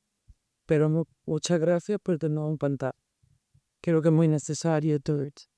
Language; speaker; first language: Spanish; native; Spanish